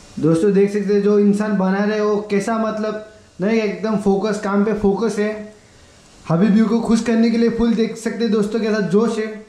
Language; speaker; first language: Hindi; early bilingual, other home language; Nepali